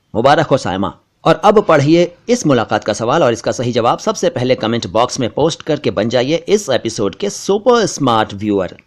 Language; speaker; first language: Hindi; native; Hindi